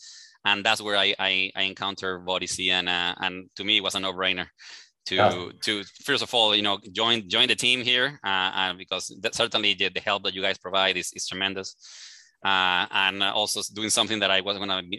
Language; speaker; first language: English; non-native, fluent; Spanish